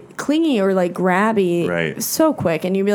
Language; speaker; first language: English; native; English